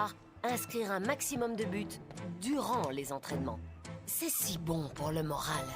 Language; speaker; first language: French; native; French